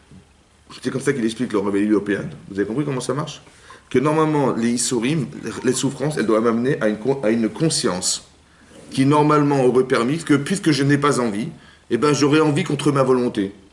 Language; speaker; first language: French; native; French